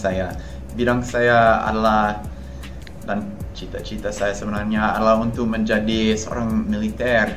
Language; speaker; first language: Indonesian; non-native, fluent; English